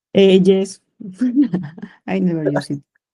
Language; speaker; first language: English; non-native, learner; Spanish